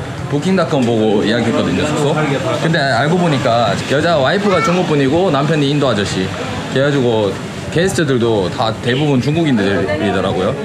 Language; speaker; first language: Korean; native; Korean